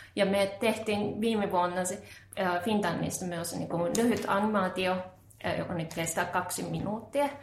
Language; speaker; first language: Finnish; non-native, fluent; Japanese